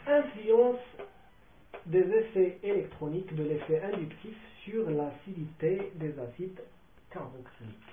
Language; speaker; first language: French; non-native, local second language; Arabic